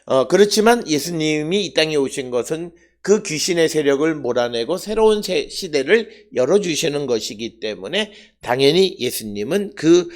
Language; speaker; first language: Korean; native; Korean